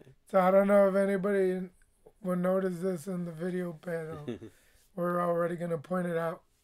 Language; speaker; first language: English; early bilingual, other home language; Spanish